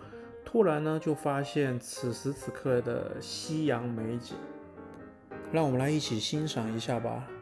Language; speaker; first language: Chinese; native; Chinese